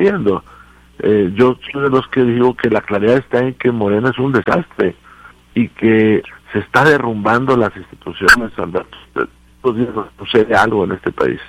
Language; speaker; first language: Spanish; native; Spanish